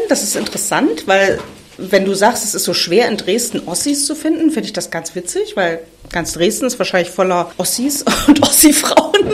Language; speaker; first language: German; native; German